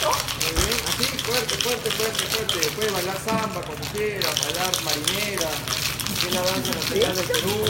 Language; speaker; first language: Portuguese; non-native, learner; Spanish